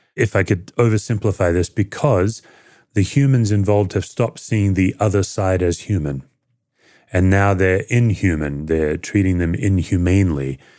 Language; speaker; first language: English; native; English